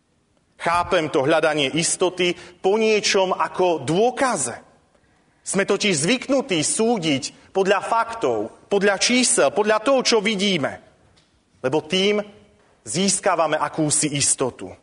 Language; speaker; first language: Slovak; native; Slovak